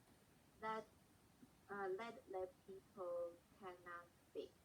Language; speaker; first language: English; non-native, learner; Chinese